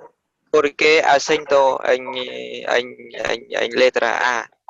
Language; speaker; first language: Spanish; non-native, learner; Vietnamese